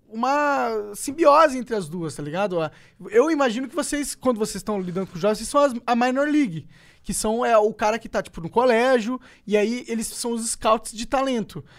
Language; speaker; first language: Portuguese; native; Portuguese